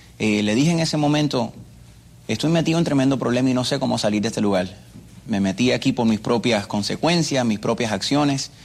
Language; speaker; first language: Spanish; early bilingual, other home language; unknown